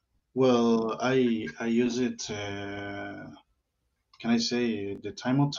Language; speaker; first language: English; non-native, learner; Spanish